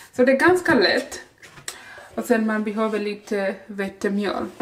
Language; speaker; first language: Swedish; non-native, learner; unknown